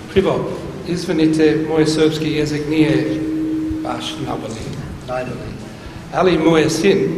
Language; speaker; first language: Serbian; non-native, learner; English